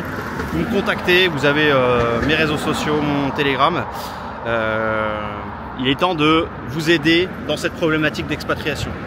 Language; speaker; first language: French; native; French